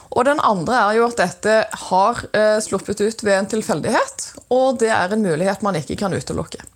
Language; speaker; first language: Norwegian; native; Norwegian